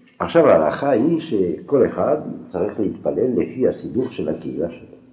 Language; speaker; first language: Hebrew; non-native, fluent; French